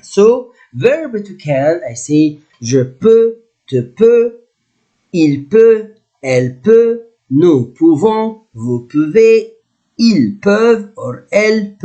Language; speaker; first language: French; non-native, fluent; Arabic